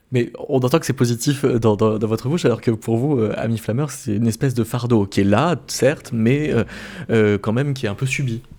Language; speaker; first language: French; native; French